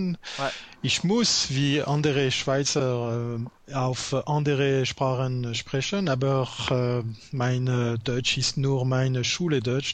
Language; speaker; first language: German; non-native, learner; French